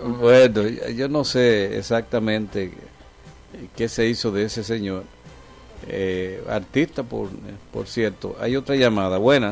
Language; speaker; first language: Spanish; native; Spanish